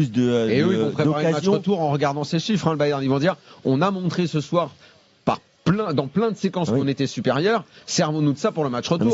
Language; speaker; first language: French; native; French